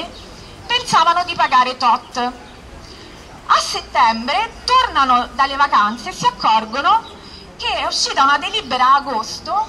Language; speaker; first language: Italian; native; Italian